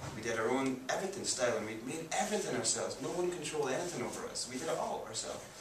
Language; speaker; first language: English; native; English